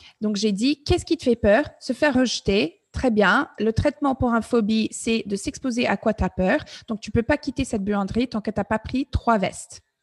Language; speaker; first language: French; non-native, fluent; English